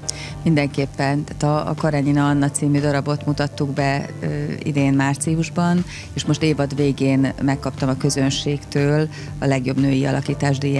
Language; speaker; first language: Hungarian; native; Hungarian